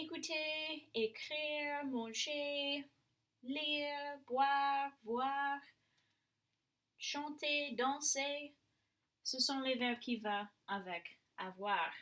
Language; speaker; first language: French; non-native, fluent; English